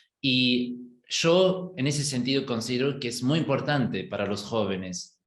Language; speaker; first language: Spanish; non-native, fluent; German